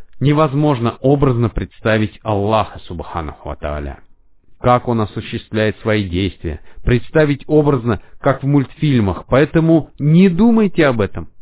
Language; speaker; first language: Russian; non-native, fluent; Arabic